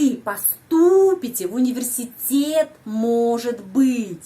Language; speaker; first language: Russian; non-native, fluent; Indonesian